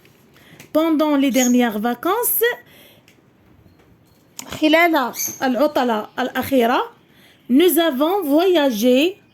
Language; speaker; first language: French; non-native, local second language; Arabic